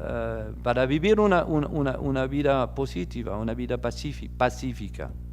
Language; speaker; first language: Spanish; non-native, fluent; French